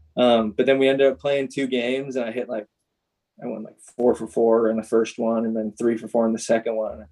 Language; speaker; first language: English; native; English